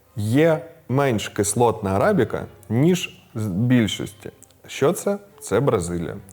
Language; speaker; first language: Ukrainian; non-native, local second language; Russian